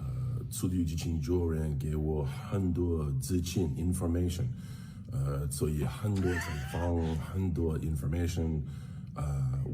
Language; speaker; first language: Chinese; non-native, learner; English